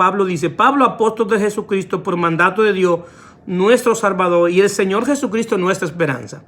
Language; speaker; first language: Spanish; native; Spanish